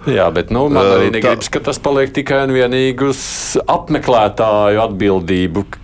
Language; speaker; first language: Latvian; native; Latvian